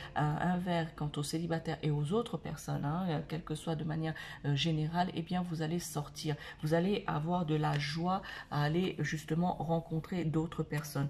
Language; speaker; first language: French; native; French